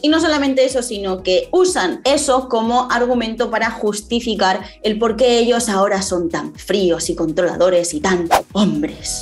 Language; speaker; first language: Spanish; native; Spanish